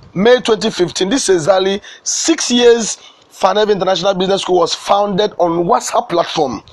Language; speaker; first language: English; non-native, local second language; Igbo